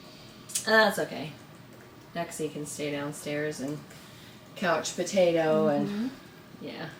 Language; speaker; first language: English; native; English